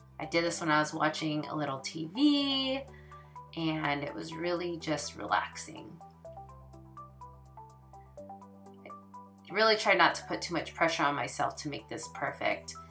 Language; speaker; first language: English; native; English